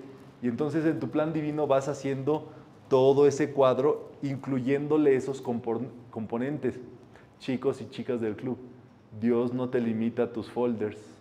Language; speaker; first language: Spanish; native; Spanish